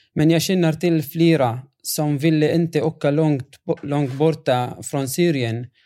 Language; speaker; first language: Swedish; non-native, fluent; Arabic